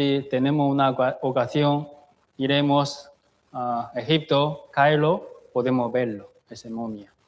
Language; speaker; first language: Spanish; non-native, fluent; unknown